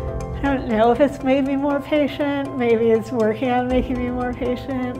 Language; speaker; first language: English; native; English